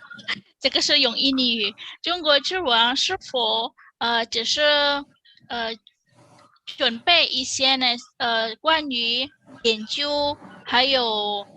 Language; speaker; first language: Chinese; non-native, fluent; Indonesian